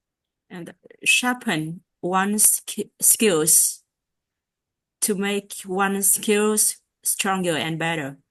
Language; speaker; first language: English; non-native, learner; Vietnamese